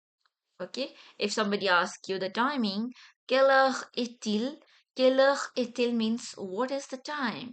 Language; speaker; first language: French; non-native, fluent; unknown